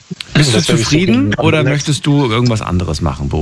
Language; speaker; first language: German; native; German